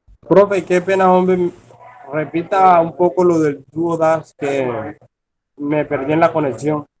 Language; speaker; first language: Spanish; native; Spanish